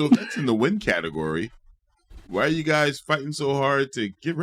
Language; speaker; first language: English; native; English